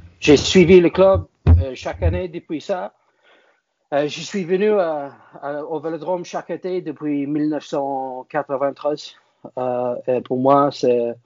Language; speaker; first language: French; non-native, learner; English